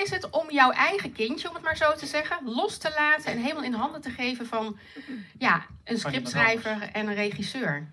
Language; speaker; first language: Dutch; native; Dutch